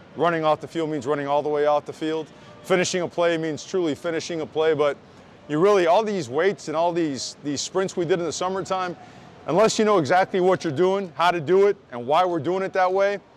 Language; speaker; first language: English; early bilingual, other home language; Spanish